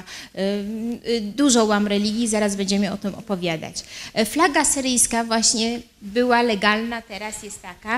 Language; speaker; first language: Polish; early bilingual, heritage; Arabic